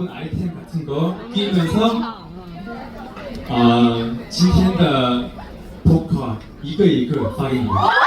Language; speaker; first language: Korean; non-native, fluent; Chinese